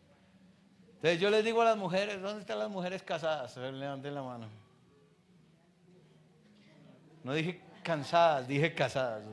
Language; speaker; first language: Spanish; native; Spanish